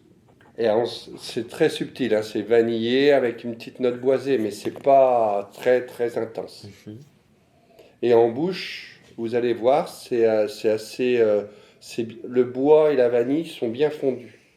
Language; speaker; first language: French; native; French